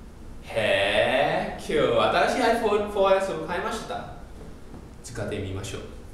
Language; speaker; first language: Japanese; non-native, learner; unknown